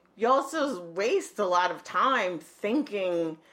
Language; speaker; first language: English; native; English